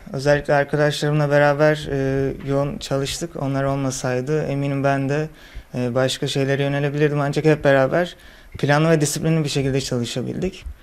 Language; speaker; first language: Turkish; native; Turkish